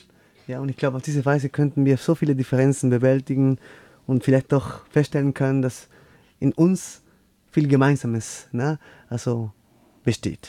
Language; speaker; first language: German; non-native, fluent; Spanish